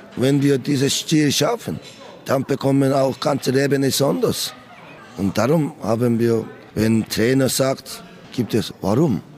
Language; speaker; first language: German; non-native, learner; Korean